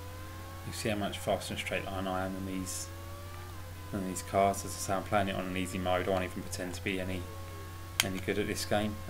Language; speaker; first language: English; native; English